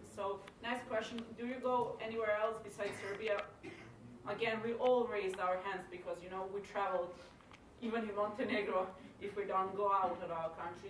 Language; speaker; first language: English; non-native, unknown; Serbian